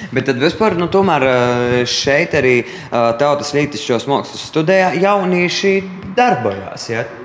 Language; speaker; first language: Latvian; native; Latvian